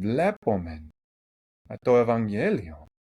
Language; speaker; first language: Greek; non-native, fluent; English